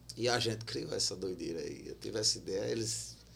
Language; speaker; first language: Portuguese; native; Portuguese